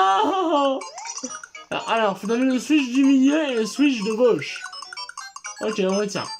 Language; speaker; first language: French; native; French